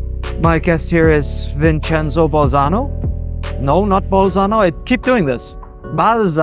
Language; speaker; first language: English; non-native, fluent; Danish